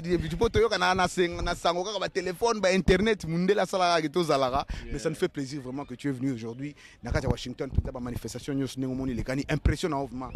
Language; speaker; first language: French; non-native, local second language; Lingala